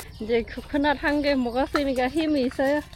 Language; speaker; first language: Korean; non-native, fluent; Khmer